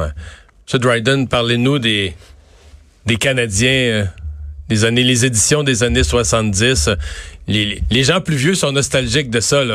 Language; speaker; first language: French; native; French